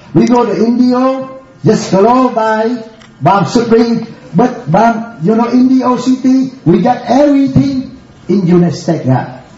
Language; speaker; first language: English; non-native, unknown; Vietnamese